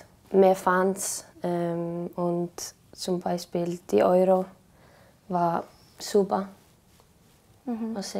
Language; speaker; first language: German; non-native, learner; Icelandic